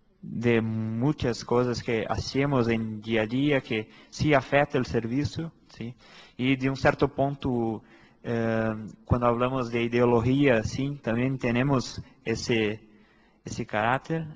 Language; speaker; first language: Spanish; non-native, fluent; Portuguese